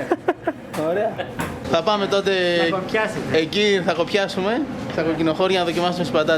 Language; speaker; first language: Greek; native; Greek